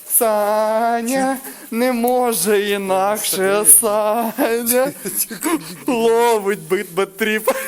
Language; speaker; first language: Ukrainian; native; Ukrainian